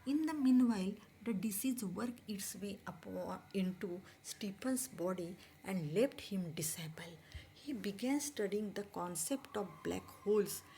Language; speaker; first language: English; non-native, local second language; Marathi